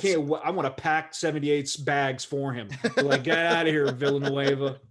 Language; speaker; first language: English; native; English